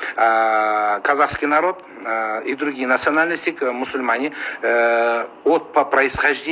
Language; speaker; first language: Russian; non-native, local second language; Kazakh